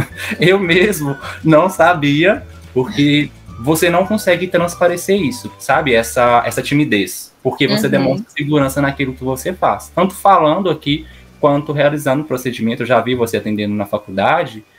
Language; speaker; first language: Portuguese; native; Portuguese